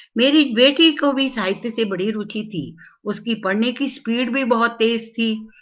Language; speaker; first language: Hindi; non-native, local second language; Tamil